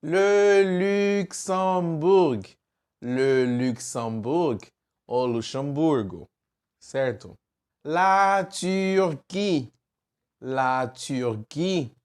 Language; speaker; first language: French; non-native, fluent; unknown